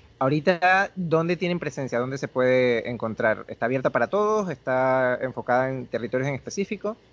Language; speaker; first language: Spanish; native; Spanish